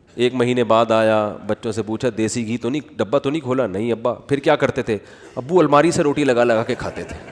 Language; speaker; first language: Urdu; native; Urdu